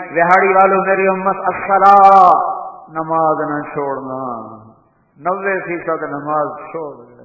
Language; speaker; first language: Urdu; non-native, local second language; Punjabi